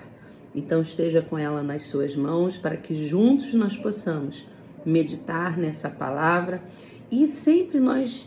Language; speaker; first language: Portuguese; native; Portuguese